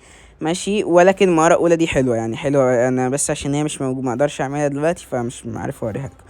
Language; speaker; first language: Arabic; native; Arabic